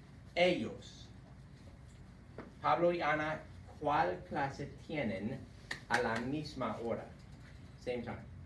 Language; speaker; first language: Spanish; non-native, fluent; English